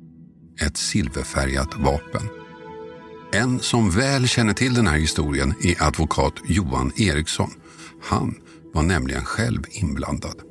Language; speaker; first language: Swedish; native; Swedish